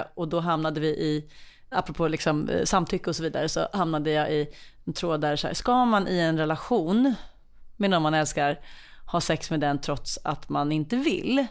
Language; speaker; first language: Swedish; native; Swedish